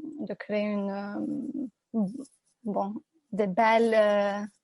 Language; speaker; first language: French; non-native, fluent; Turkish